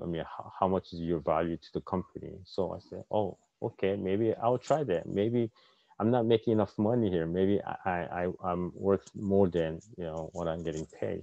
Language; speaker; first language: English; non-native, fluent; Korean